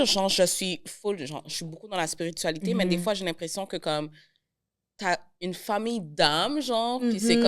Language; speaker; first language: French; native; French